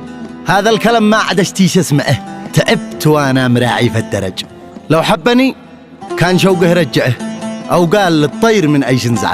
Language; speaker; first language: Arabic; native; Arabic